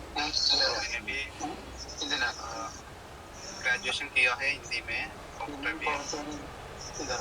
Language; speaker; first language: Hindi; non-native, local second language; Malayalam